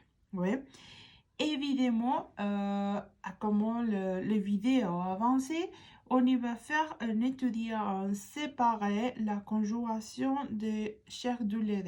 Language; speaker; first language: French; non-native, fluent; Spanish